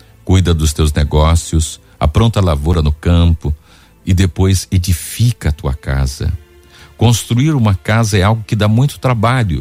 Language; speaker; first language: Portuguese; native; Portuguese